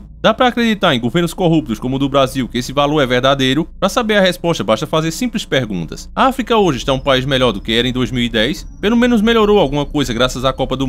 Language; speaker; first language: Portuguese; native; Portuguese